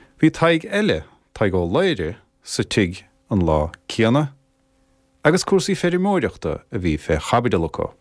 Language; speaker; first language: Irish; native; Irish